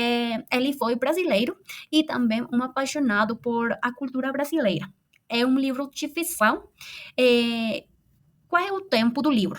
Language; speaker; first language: Portuguese; non-native, fluent; Spanish